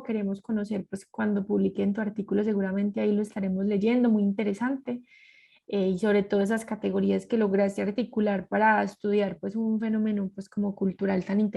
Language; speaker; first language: Spanish; native; Spanish